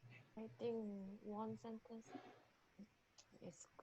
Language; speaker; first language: English; non-native, learner; Korean